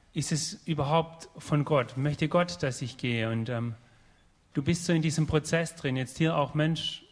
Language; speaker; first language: German; native; German